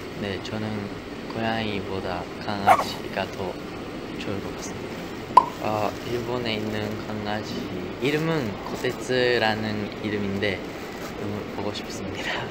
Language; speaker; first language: Korean; non-native, fluent; Japanese